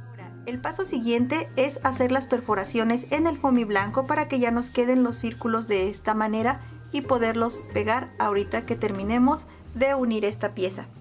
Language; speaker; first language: Spanish; native; Spanish